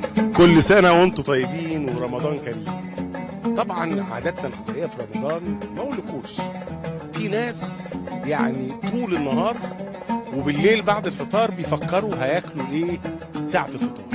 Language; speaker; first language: Arabic; native; Arabic